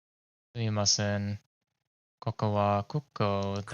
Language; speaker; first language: Japanese; non-native, learner; English